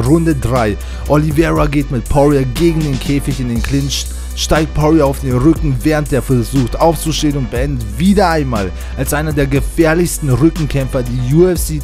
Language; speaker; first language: German; native; German